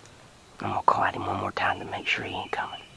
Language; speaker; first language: English; native; English